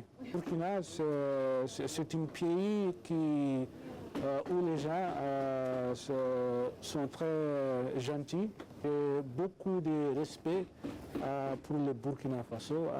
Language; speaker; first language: French; non-native, learner; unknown